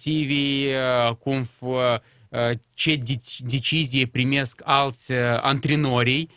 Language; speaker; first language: Romanian; non-native, local second language; Russian